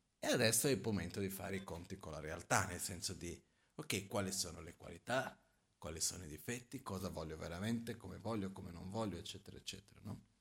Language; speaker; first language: Italian; non-native, fluent; Portuguese